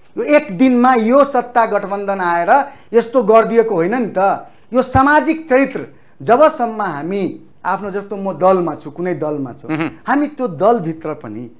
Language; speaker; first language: Nepali; non-native, local second language; Maithili